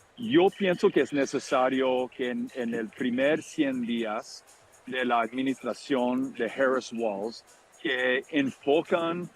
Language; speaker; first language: Spanish; non-native, fluent; English